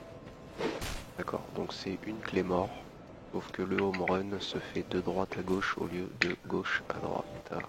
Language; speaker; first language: French; native; French